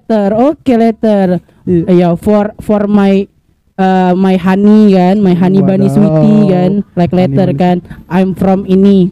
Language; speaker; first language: English; non-native, learner; Indonesian